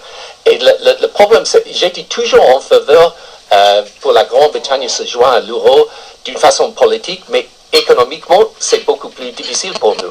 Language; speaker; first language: French; non-native, fluent; English